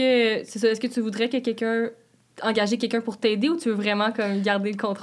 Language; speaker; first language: French; native; French